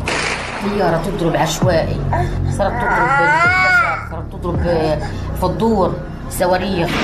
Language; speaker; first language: Arabic; native; Arabic